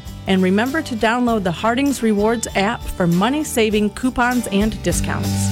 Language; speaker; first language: English; native; English